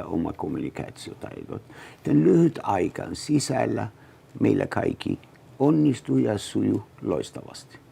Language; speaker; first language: Finnish; non-native, learner; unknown